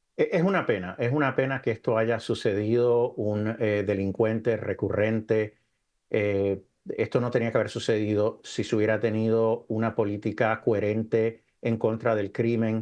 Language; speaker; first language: Spanish; native; Spanish